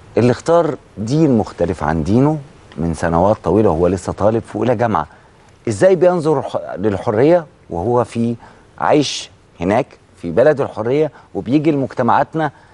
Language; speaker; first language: Arabic; native; Arabic